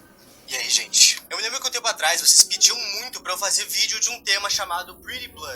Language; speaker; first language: Portuguese; native; Portuguese